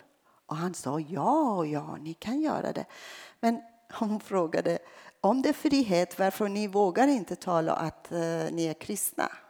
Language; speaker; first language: Swedish; non-native, fluent; Persian